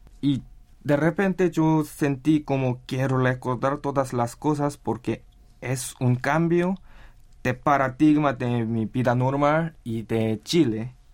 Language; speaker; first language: Spanish; non-native, learner; Korean